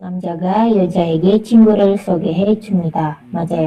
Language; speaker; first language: Korean; non-native, learner; Indonesian